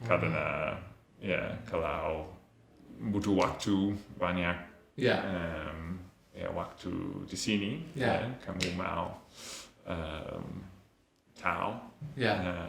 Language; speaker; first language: Indonesian; non-native, learner; English